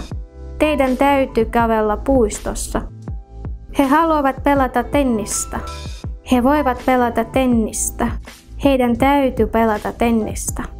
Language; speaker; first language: Finnish; non-native, fluent; Russian